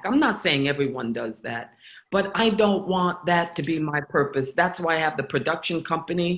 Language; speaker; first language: English; native; English